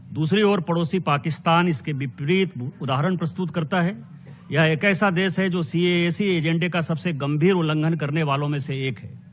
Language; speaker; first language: Hindi; native; Hindi